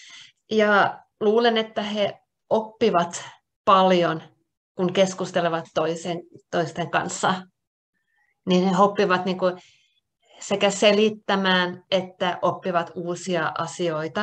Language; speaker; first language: Finnish; non-native, local second language; Swedish